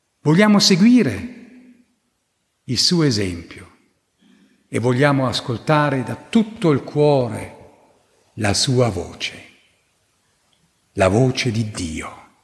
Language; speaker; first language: Italian; non-native, fluent; German